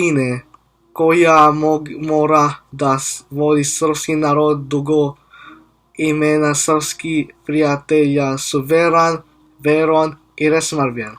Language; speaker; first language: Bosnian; non-native, learner; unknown